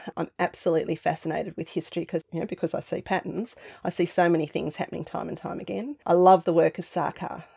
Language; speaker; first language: English; native; English